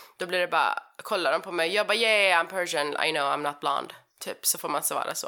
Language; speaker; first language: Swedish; early bilingual, heritage; Swedish